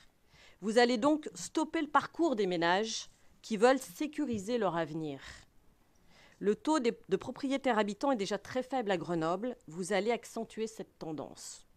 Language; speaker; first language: French; native; French